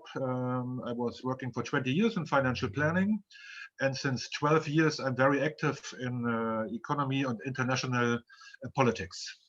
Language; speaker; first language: English; non-native, fluent; German